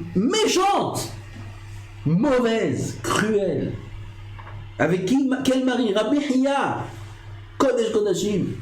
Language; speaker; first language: French; native; French